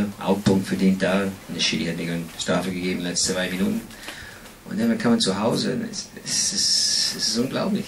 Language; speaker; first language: German; non-native, fluent; English